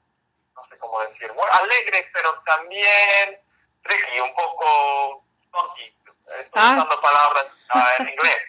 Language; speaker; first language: Spanish; non-native, fluent; English